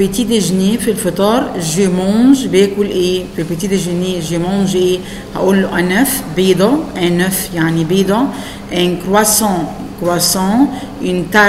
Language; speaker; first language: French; non-native, fluent; Arabic